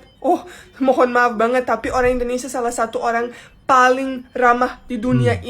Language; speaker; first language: Indonesian; non-native, fluent; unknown